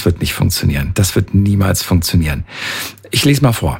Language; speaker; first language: German; native; German